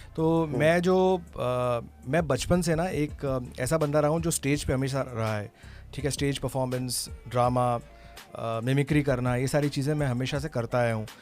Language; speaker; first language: Hindi; non-native, local second language; Tamil